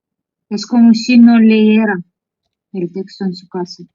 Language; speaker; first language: Spanish; non-native, learner; Russian